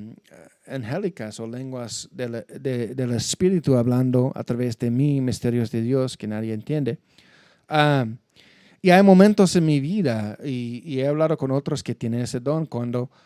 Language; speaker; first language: Spanish; non-native, fluent; English